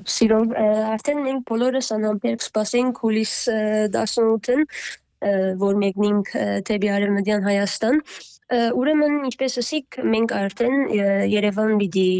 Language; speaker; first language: Armenian; early bilingual, heritage; Armenian